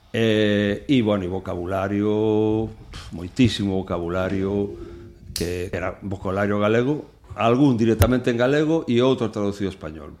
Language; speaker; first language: Galician; non-native, local second language; Spanish